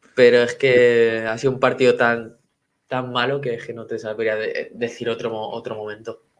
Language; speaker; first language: Spanish; native; Spanish